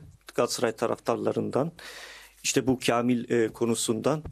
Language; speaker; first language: Turkish; early bilingual, heritage; Turkish